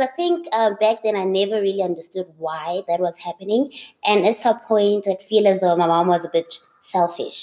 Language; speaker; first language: English; non-native, local second language; Zulu